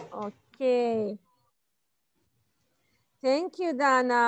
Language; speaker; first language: English; non-native, fluent; Arabic